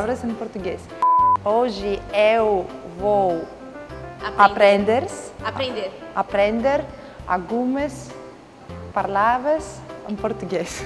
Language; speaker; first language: Portuguese; non-native, learner; Greek